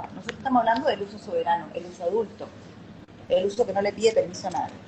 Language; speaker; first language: Spanish; native; Spanish